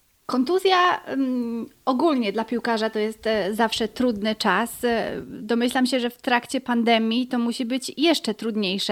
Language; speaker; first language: Polish; native; Polish